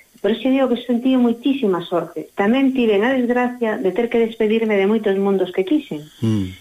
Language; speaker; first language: Galician; early bilingual, other home language; Spanish